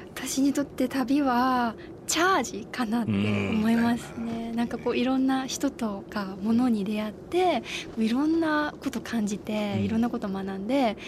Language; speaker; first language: Japanese; native; Japanese